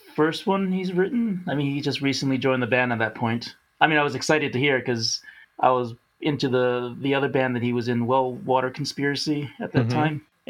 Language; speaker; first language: English; native; English